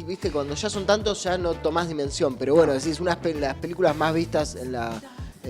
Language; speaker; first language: Spanish; native; Spanish